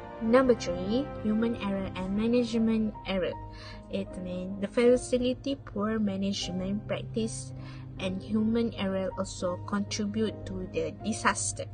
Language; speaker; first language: English; non-native, local second language; Malay